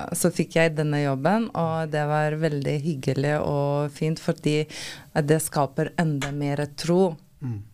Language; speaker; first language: Norwegian; non-native, fluent; Lithuanian